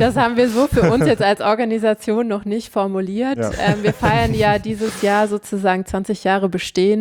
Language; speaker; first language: German; native; German